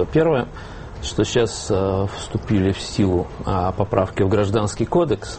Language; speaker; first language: Russian; native; Russian